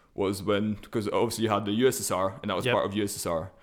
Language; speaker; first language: English; early bilingual, other home language; Russian